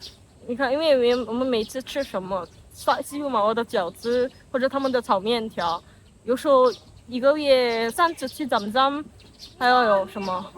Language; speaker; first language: Chinese; non-native, learner; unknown